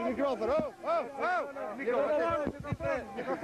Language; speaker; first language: Italian; native; Italian